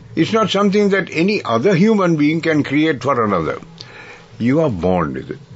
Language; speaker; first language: English; non-native, local second language; Sinhala